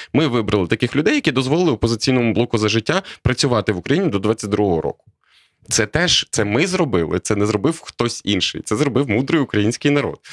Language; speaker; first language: Ukrainian; native; Ukrainian